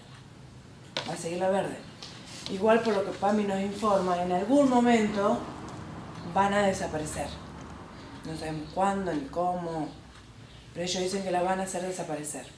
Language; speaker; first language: Spanish; native; Spanish